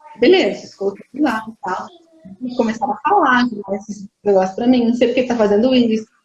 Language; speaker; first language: Portuguese; native; Portuguese